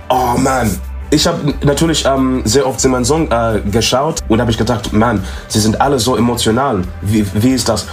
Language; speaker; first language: German; non-native, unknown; English